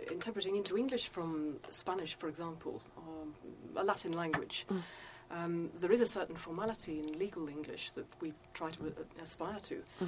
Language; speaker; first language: English; native; English